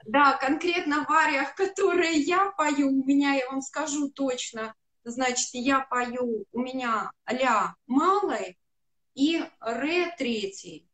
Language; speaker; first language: Russian; native; Russian